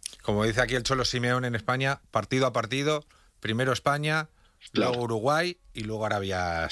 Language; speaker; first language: Spanish; native; Spanish